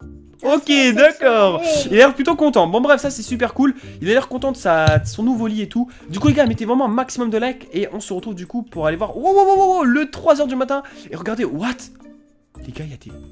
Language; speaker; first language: French; native; French